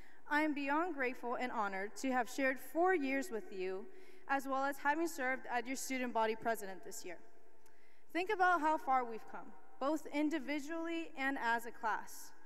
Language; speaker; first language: English; early bilingual, other home language; Spanish